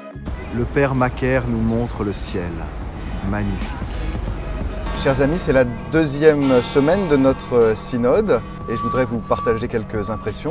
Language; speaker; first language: French; native; French